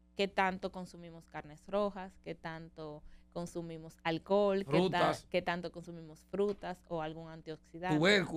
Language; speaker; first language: Spanish; native; Spanish